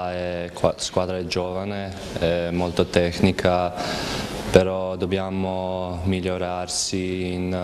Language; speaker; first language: Italian; non-native, fluent; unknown